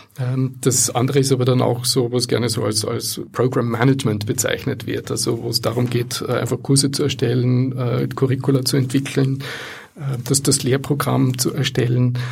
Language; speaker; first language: German; native; German